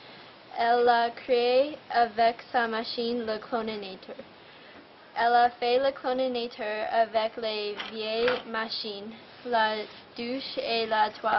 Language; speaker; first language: French; non-native, learner; English